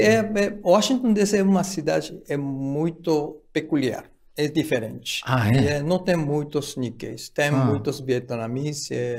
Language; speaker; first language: Portuguese; non-native, fluent; Japanese